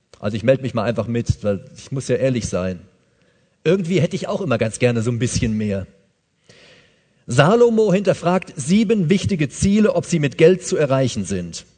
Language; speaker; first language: German; native; German